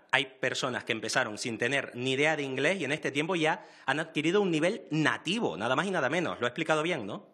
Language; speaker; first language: Spanish; native; Spanish